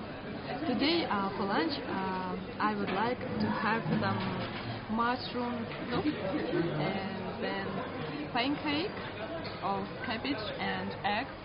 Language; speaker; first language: English; non-native, learner; Russian